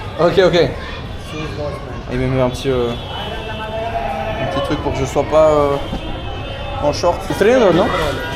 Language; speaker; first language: French; native; French